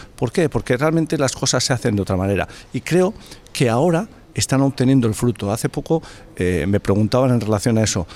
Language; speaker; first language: Spanish; native; Spanish